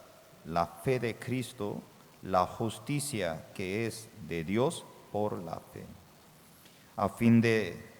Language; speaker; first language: Spanish; non-native, fluent; Korean